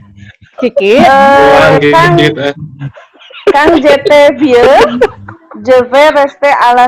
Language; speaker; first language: French; non-native, learner; Indonesian